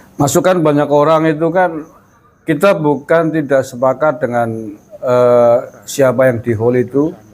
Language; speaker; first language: Indonesian; non-native, local second language; Javanese